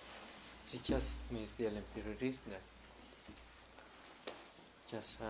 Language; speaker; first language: Russian; non-native, fluent; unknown